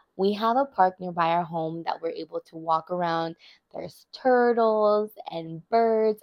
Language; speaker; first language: English; early bilingual, other home language; Spanish